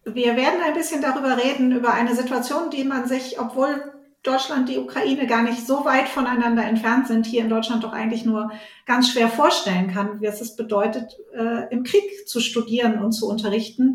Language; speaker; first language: German; native; German